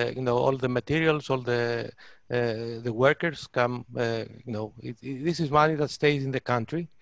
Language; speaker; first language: English; non-native, fluent; Greek